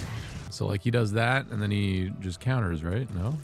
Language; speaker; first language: English; native; English